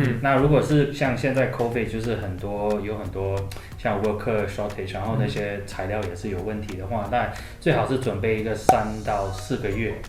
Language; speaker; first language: Chinese; non-native, local second language; English